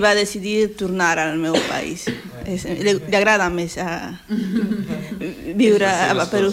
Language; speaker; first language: Catalan; non-native, learner; Spanish